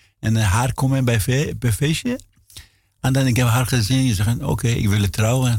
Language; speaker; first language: Dutch; non-native, learner; Persian